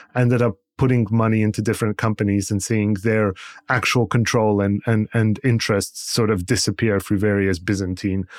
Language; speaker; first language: English; non-native, fluent; Polish